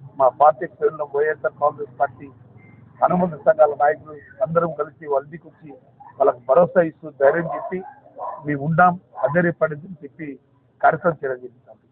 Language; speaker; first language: Telugu; native; Telugu